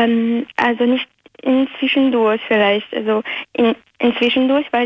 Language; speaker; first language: German; non-native, fluent; Chinese